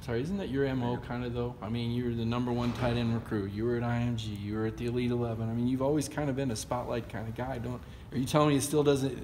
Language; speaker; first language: English; native; English